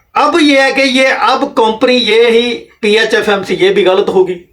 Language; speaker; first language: Urdu; non-native, local second language; Punjabi